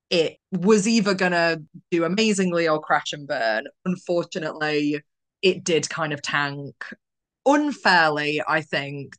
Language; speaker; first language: English; early bilingual, other home language; Polish